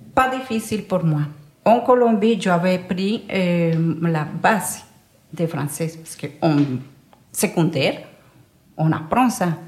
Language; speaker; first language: French; non-native, fluent; Spanish